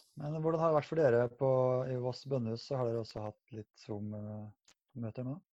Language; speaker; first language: Norwegian; native; Norwegian